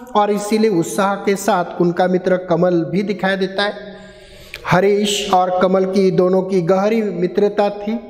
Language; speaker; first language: Hindi; non-native, local second language; Marathi